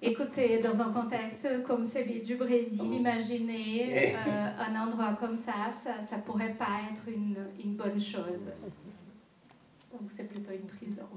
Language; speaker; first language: French; non-native, fluent; Portuguese